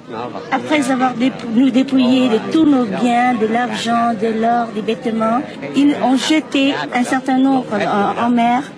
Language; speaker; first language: French; non-native, local second language; Vietnamese